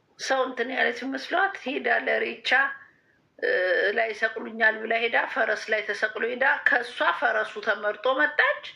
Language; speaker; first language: Amharic; native; Amharic